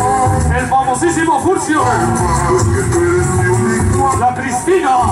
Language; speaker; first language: Spanish; native; Spanish